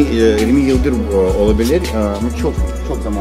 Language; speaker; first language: Turkish; non-native, fluent; Russian